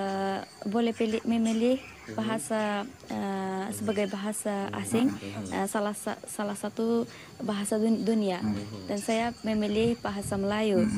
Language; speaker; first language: Indonesian; non-native, learner; Uzbek